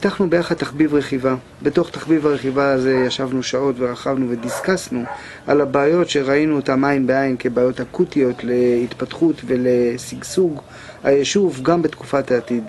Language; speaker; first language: Hebrew; native; Hebrew